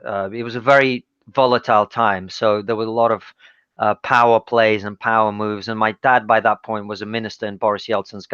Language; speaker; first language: English; non-native, fluent; Russian